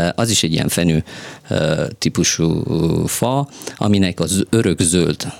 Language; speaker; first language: Hungarian; non-native, fluent; Persian